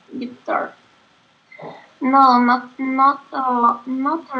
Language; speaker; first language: English; non-native, learner; Portuguese